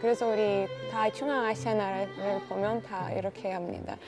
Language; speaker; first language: Korean; non-native, fluent; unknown